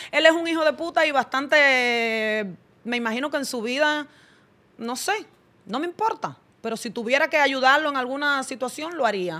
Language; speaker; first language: Spanish; native; Spanish